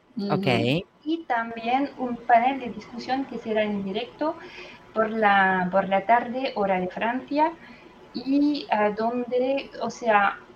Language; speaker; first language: Spanish; non-native, fluent; French